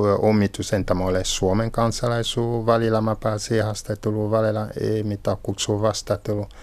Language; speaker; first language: Finnish; non-native, learner; French